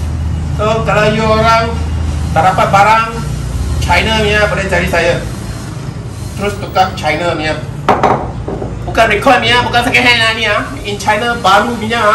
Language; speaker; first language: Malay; non-native, local second language; Chinese